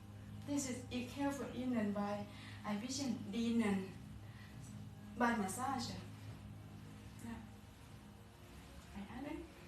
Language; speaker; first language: German; non-native, learner; Thai